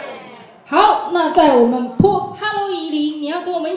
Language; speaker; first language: Chinese; native; Chinese